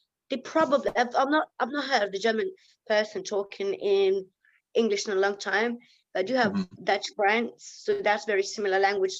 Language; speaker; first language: English; non-native, fluent; Lithuanian